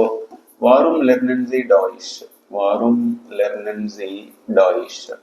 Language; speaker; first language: German; non-native, fluent; Telugu